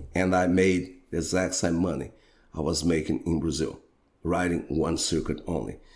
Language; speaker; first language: English; non-native, fluent; Portuguese